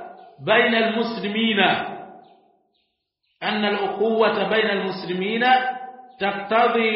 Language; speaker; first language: Arabic; non-native, fluent; Swahili